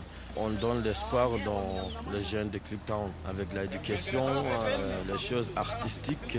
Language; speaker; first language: French; non-native, fluent; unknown